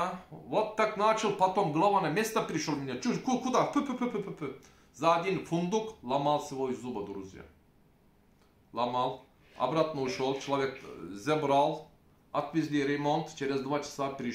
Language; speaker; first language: Russian; non-native, learner; Turkish